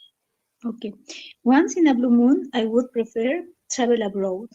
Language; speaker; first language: English; non-native, learner; Spanish